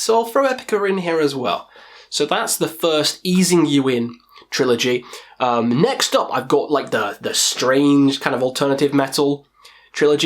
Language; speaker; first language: English; native; English